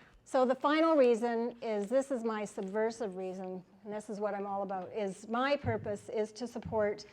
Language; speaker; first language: English; native; English